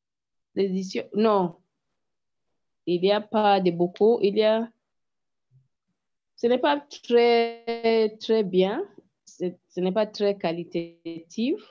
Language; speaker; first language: French; non-native, learner; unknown